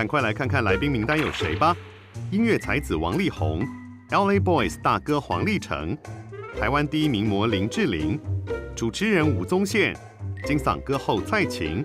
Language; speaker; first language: Chinese; native; Chinese